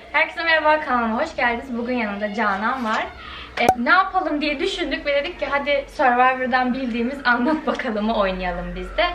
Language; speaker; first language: Turkish; early bilingual, heritage; Turkish